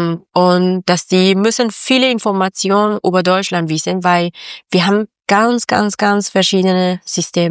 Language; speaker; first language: German; non-native, learner; Persian